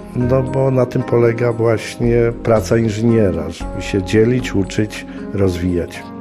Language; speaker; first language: Polish; native; Polish